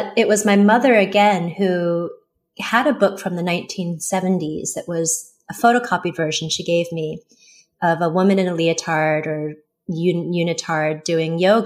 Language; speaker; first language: English; early bilingual, other home language; Chinese